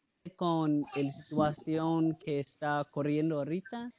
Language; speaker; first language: Spanish; non-native, learner; English